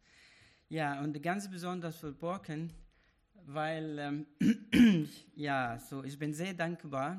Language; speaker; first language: German; non-native, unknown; Arabic